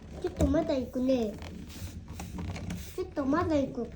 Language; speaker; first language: Japanese; early bilingual, other home language; Filipino